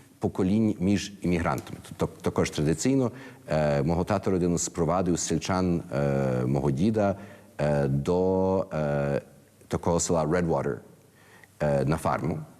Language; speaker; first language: Ukrainian; early bilingual, heritage; Ukrainian